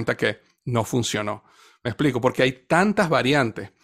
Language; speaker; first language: Spanish; native; Spanish